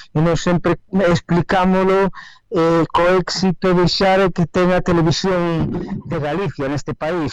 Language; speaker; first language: Galician; non-native, local second language; Spanish